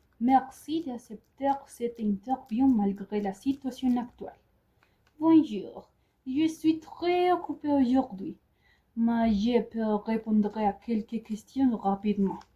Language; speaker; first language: French; non-native, learner; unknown